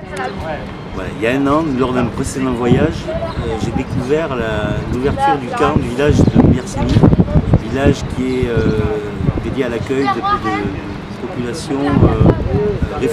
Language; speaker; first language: French; native; French